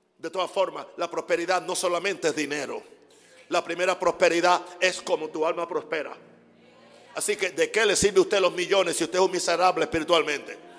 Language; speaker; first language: Spanish; non-native, fluent; English